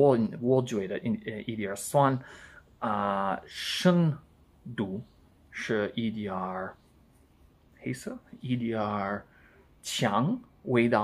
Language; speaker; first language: Chinese; non-native, learner; English